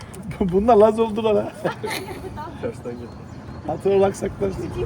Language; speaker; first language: Turkish; native; Turkish